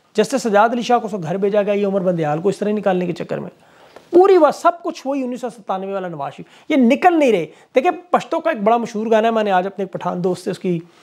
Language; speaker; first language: Urdu; native; Urdu